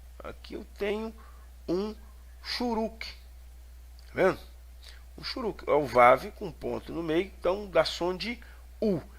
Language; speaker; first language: Portuguese; native; Portuguese